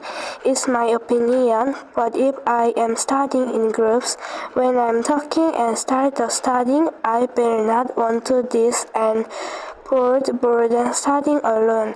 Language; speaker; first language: English; non-native, learner; Korean